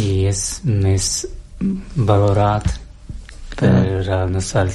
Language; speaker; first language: Catalan; non-native, learner; Russian